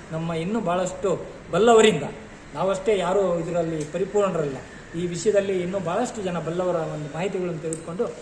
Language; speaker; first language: Kannada; non-native, local second language; Lambadi